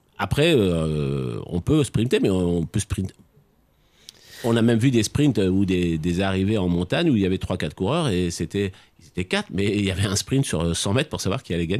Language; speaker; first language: French; native; French